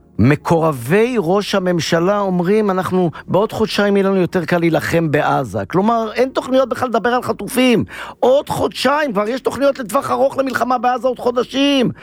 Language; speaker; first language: Hebrew; native; Hebrew